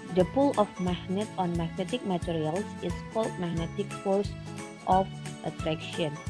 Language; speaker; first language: English; non-native, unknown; Indonesian